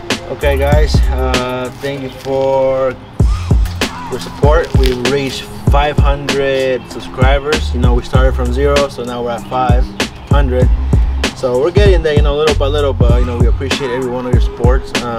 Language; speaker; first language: English; early bilingual, other home language; Spanish